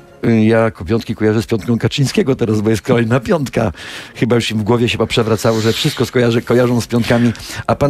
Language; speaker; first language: Polish; native; Polish